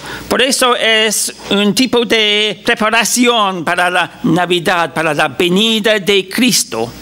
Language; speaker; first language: Spanish; non-native, fluent; English